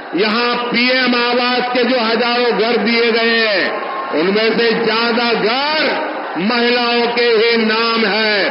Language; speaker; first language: Hindi; non-native, local second language; Gujarati